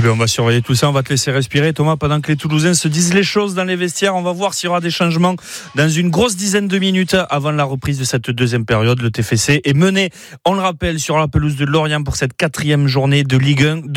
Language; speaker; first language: French; native; French